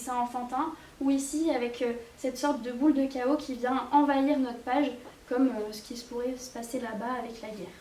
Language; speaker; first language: French; native; French